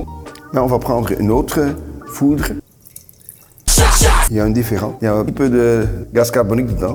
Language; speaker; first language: French; non-native, local second language; Dutch